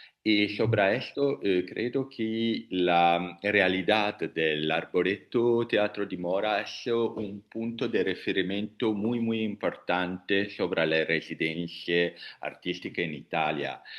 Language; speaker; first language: Spanish; non-native, learner; Italian